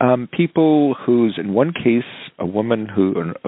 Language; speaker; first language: English; native; English